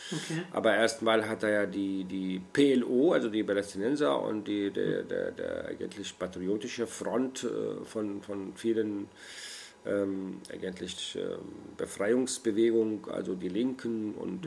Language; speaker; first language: German; non-native, fluent; Arabic